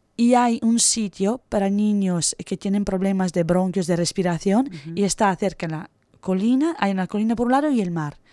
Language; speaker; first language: Spanish; non-native, fluent; Italian